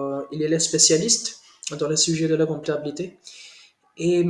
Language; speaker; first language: French; non-native, learner; Hindi